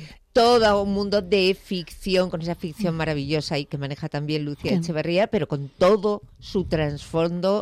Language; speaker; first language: Spanish; native; Spanish